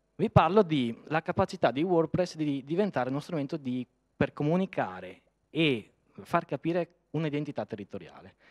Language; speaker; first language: Italian; native; Italian